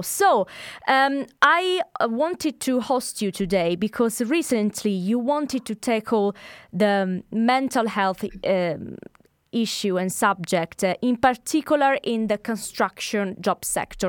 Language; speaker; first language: English; non-native, fluent; Italian